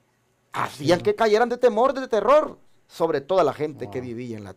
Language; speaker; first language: Spanish; native; Spanish